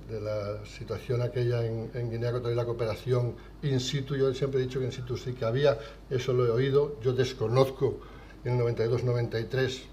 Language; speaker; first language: Spanish; native; Spanish